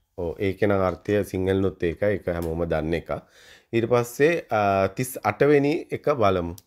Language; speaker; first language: Sinhala; native; Sinhala